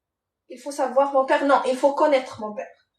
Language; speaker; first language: French; non-native, local second language; Arabic